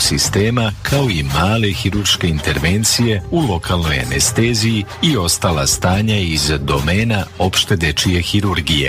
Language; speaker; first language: Serbian; native; Serbian